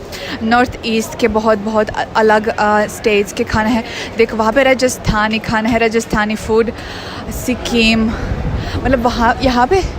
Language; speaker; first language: Hindi; non-native, fluent; Russian